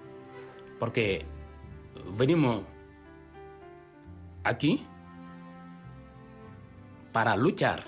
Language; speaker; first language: Spanish; non-native, learner; Wolof